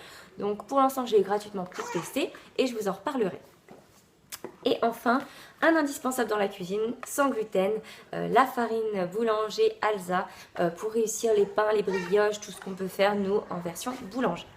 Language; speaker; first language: French; native; French